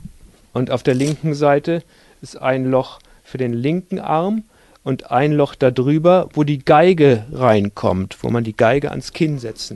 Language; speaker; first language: German; native; German